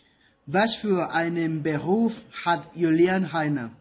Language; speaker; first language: German; non-native, learner; Spanish